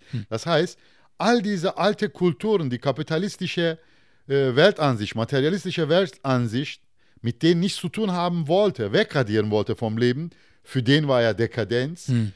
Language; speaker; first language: German; non-native, fluent; Turkish